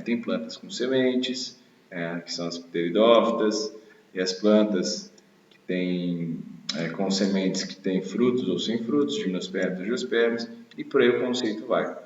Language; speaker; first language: Portuguese; native; Portuguese